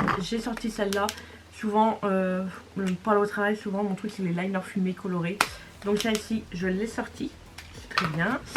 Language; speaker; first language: French; native; French